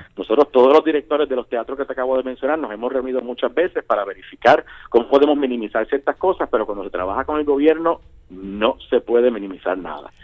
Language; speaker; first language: Spanish; native; Spanish